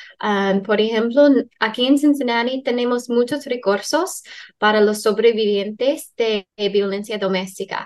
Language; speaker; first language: Spanish; non-native, fluent; English